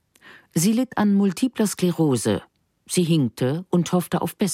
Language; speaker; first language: German; native; German